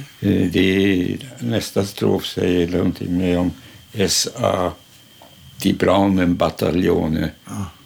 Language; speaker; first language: Swedish; early bilingual, other home language; German